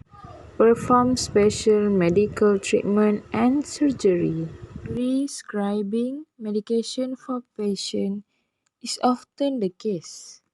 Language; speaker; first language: English; non-native, learner; Malay